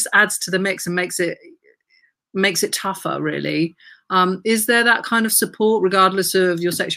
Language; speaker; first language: English; native; English